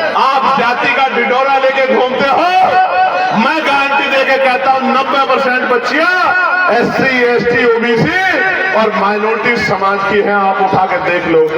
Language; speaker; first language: Hindi; native; Hindi